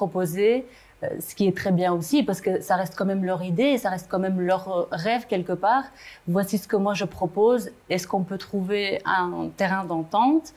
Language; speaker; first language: French; non-native, local second language; Arabic